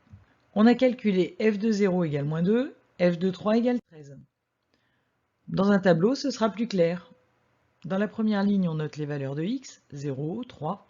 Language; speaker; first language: French; native; French